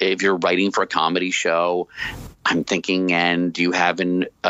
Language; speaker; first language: English; native; English